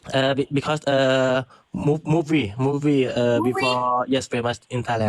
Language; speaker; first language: English; non-native, learner; Thai